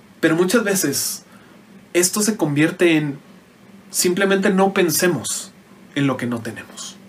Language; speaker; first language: Spanish; native; Spanish